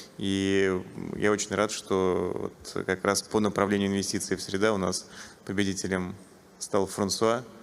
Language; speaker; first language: Russian; native; Russian